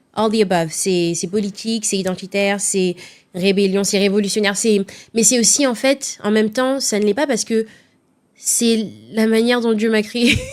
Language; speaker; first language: French; early bilingual, other home language; Lingala